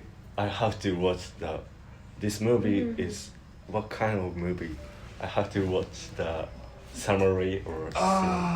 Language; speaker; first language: English; non-native, learner; Japanese